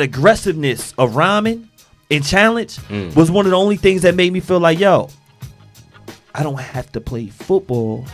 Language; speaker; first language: English; native; English